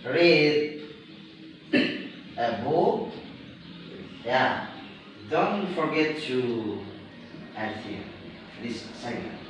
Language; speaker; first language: English; non-native, learner; Indonesian